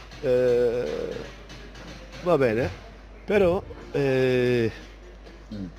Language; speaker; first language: Italian; non-native, learner; Turkish